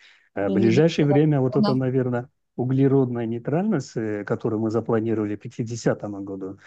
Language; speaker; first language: Russian; non-native, local second language; Uzbek